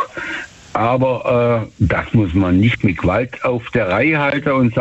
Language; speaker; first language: German; native; German